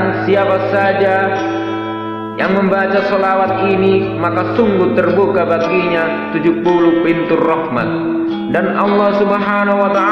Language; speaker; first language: Indonesian; native; Indonesian